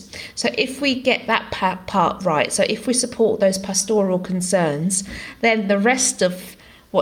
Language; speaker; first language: English; non-native, local second language; Greek